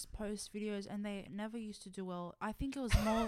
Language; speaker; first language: English; non-native, local second language; Arabic